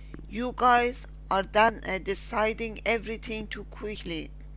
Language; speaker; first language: English; non-native, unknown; Persian